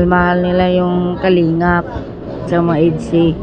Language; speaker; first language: Filipino; native; Filipino